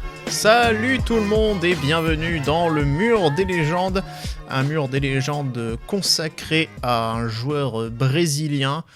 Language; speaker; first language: French; native; French